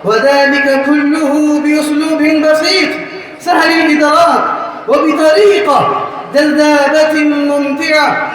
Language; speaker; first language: Arabic; non-native, learner; Urdu